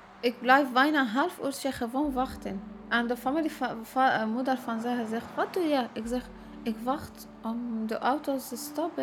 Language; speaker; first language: Dutch; non-native, learner; Arabic